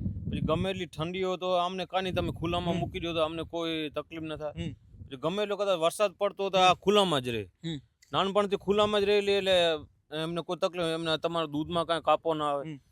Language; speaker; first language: Gujarati; non-native, local second language; Kachhi